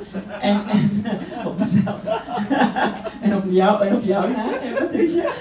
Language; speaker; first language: Dutch; native; Dutch